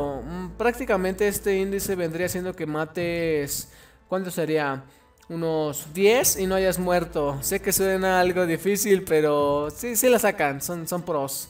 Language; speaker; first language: Spanish; native; Spanish